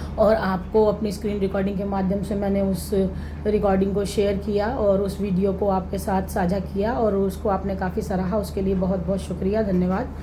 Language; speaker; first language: Hindi; native; Hindi